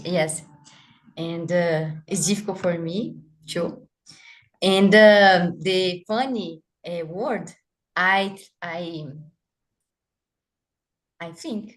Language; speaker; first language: English; non-native, learner; Portuguese